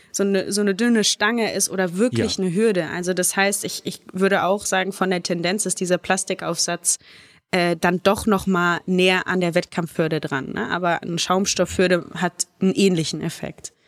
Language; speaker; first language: German; native; German